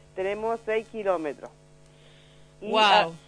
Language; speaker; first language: Spanish; native; Spanish